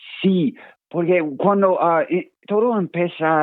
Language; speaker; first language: Spanish; non-native, learner; English